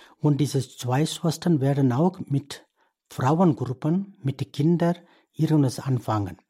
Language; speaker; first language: German; non-native, learner; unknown